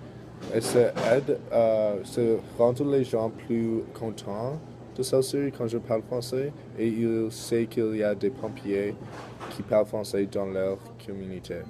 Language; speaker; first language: French; non-native, learner; English